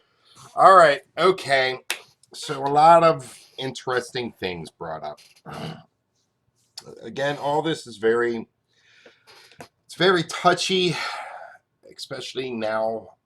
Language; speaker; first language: English; native; English